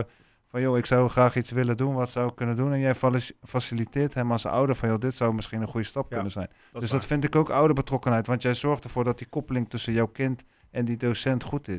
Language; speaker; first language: Dutch; native; Dutch